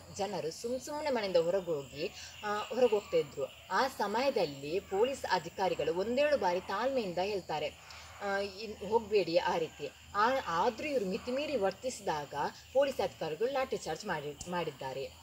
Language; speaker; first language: Kannada; native; Kannada